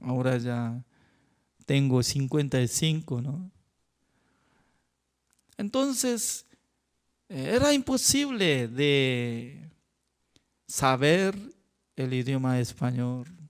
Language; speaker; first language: Spanish; non-native, learner; Korean